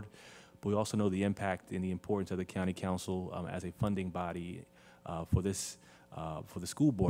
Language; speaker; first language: English; native; English